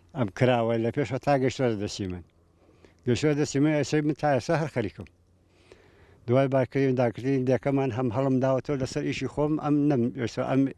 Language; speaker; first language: Central Kurdish; non-native, local second language; Gurani